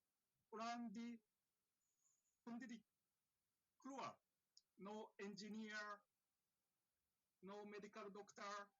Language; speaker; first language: Indonesian; non-native, learner; Japanese